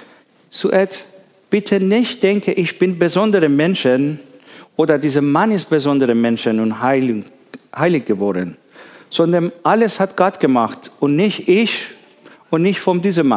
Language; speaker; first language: German; non-native, learner; Persian